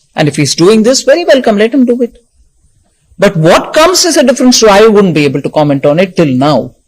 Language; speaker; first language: English; non-native, local second language; Tamil